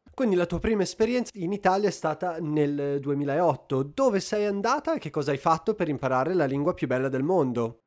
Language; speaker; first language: Italian; native; Italian